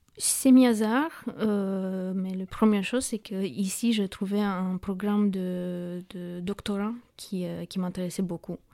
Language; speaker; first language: French; non-native, fluent; Romanian